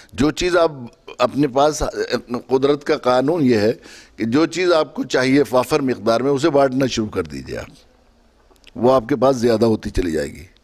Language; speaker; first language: Urdu; native; Urdu